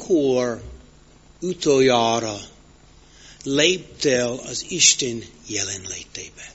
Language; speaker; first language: Hungarian; non-native, fluent; English